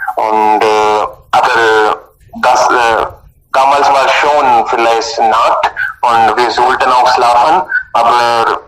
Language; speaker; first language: German; non-native, learner; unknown